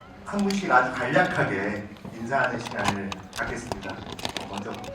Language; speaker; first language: Korean; native; Korean